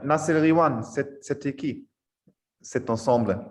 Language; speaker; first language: French; non-native, learner; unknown